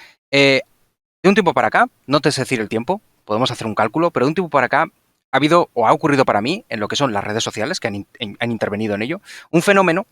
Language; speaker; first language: Spanish; native; Spanish